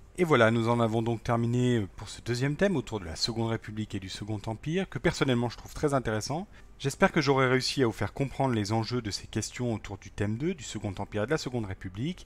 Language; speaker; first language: French; native; French